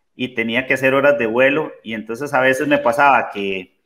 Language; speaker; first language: Spanish; native; Spanish